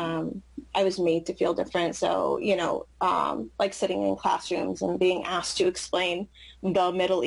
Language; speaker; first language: English; early bilingual, other home language; Arabic